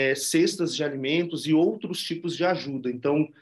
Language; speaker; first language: Portuguese; native; Portuguese